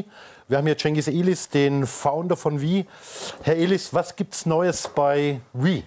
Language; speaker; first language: German; native; German